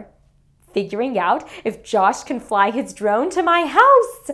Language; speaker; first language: English; native; English